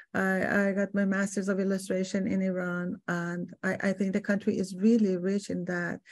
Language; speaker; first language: English; non-native, fluent; Persian